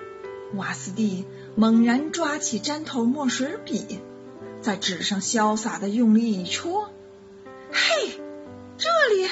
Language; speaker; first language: Chinese; native; Chinese